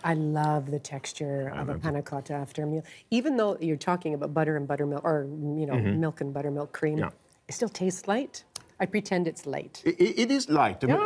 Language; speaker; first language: English; native; English